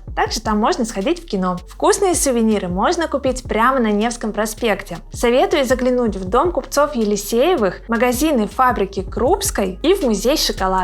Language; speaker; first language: Russian; native; Russian